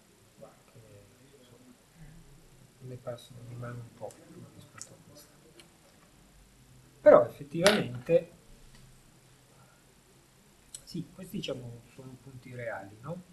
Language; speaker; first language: Italian; native; Italian